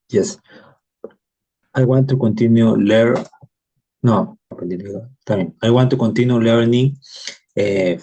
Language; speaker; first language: English; non-native, learner; Spanish